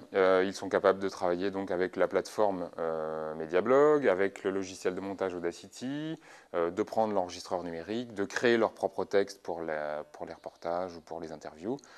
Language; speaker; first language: French; native; French